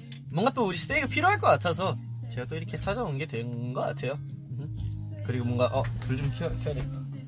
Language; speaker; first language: Korean; early bilingual, heritage; Korean